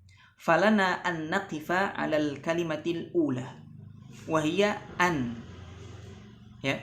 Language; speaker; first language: Arabic; non-native, fluent; Indonesian